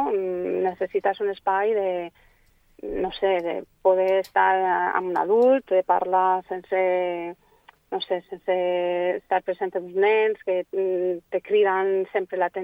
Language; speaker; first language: Catalan; non-native, local second language; Spanish